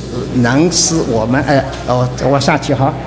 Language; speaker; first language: Chinese; native; Chinese